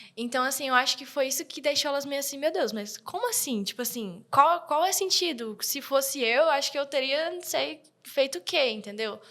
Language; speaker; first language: Portuguese; early bilingual, heritage; Portuguese